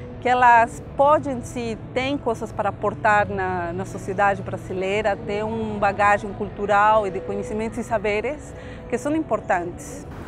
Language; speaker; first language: Portuguese; non-native, fluent; Spanish